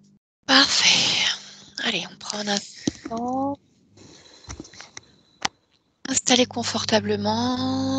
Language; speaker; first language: French; native; French